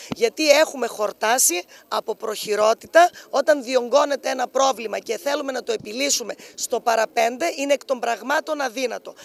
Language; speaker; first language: Greek; native; Greek